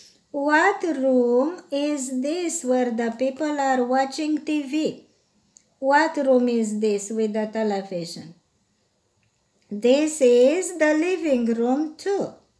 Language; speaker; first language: English; non-native, fluent; Romanian